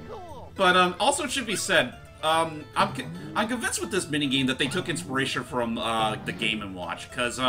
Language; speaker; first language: English; native; English